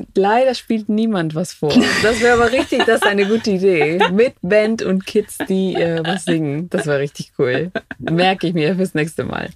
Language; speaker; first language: German; non-native, fluent; Spanish